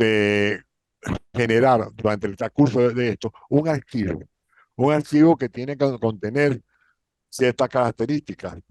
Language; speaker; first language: Spanish; native; Spanish